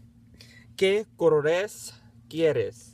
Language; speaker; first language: Spanish; non-native, learner; English